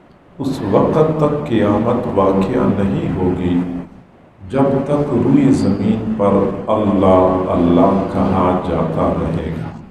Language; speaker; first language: Urdu; native; Urdu